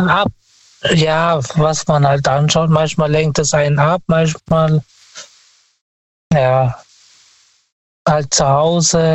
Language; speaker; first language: German; non-native, fluent; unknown